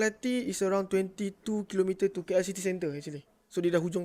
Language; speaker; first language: Malay; native; Malay